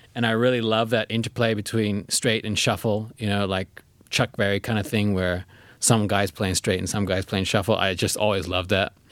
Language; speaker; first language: English; native; English